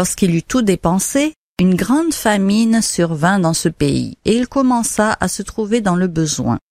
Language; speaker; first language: French; native; French